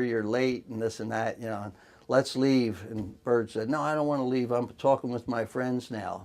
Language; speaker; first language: English; native; English